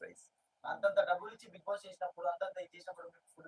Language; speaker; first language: Telugu; native; Telugu